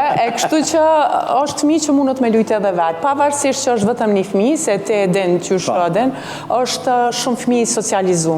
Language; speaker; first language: Albanian; native; Albanian